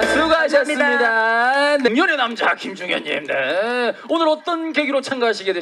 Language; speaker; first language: Korean; native; Korean